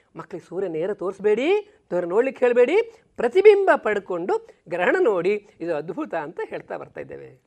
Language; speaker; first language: Kannada; native; Kannada